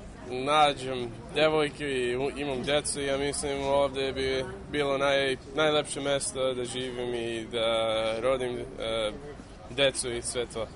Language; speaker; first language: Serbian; early bilingual, heritage; English